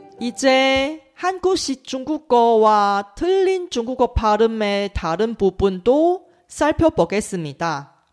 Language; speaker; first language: Korean; non-native, fluent; Chinese